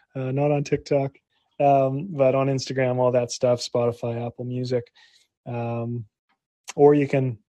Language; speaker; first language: English; native; English